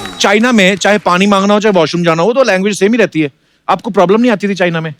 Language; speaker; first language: Hindi; non-native, local second language; Punjabi